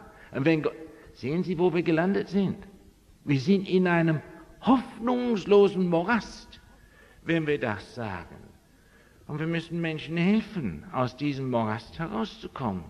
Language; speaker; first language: German; non-native, fluent; English